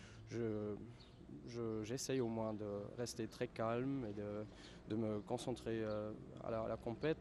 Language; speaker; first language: French; non-native, fluent; German